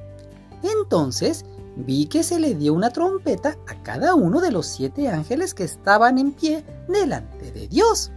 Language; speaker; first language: Spanish; native; Spanish